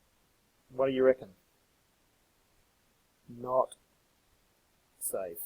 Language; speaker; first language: English; native; English